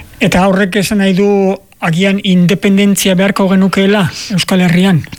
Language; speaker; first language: Basque; native; Basque